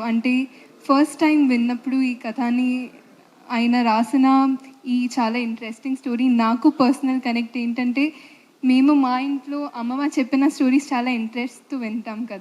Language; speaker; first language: Telugu; non-native, fluent; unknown